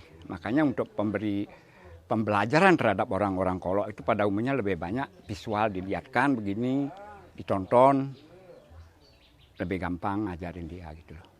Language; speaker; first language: Indonesian; non-native, local second language; Balinese